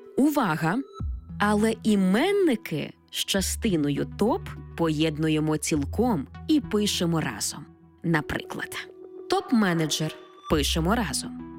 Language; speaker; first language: Ukrainian; native; Ukrainian